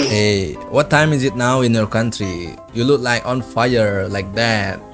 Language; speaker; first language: English; non-native, learner; Indonesian